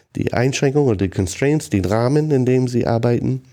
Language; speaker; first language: German; non-native, fluent; English